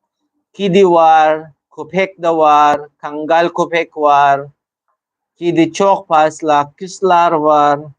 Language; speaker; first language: Turkish; non-native, learner; Filipino